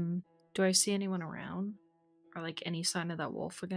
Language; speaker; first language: English; native; English